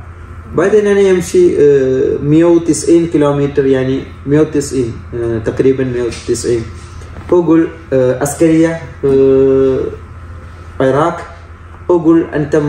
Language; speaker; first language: Arabic; non-native, learner; Malayalam